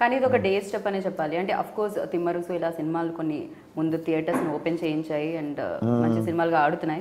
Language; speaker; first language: Telugu; native; Telugu